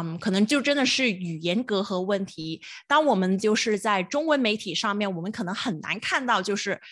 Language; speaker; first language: Chinese; non-native, local second language; Cantonese